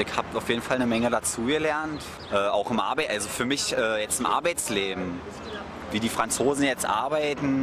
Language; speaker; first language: German; native; German